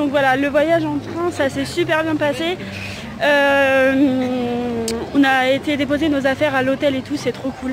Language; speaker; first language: French; native; French